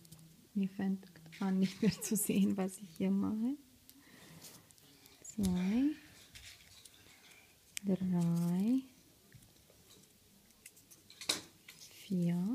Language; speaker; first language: German; non-native, fluent; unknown